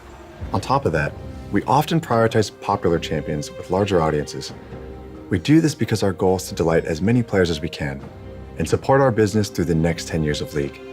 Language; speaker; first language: English; native; English